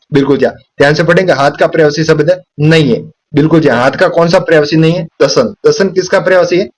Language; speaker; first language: Hindi; native; Hindi